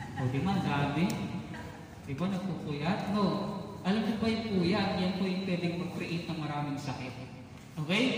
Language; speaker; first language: Filipino; non-native, local second language; Cebuano